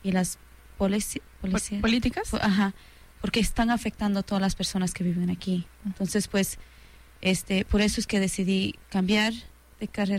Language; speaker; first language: Spanish; early bilingual, heritage; Spanish